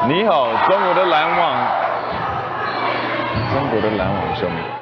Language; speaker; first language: Chinese; early bilingual, heritage; Chinese